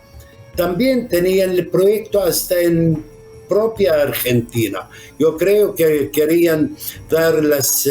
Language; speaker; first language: Spanish; non-native, fluent; Arabic